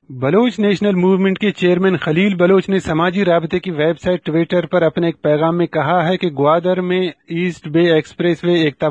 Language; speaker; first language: Urdu; non-native, local second language; Baluchi